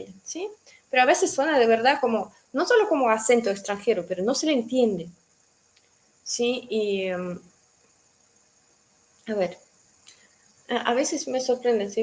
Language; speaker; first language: Spanish; non-native, fluent; Russian